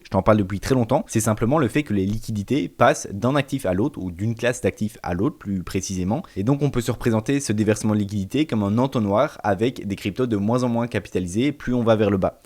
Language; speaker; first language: French; native; French